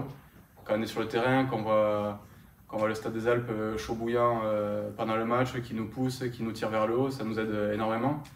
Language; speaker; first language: French; native; French